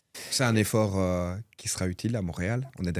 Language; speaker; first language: French; native; French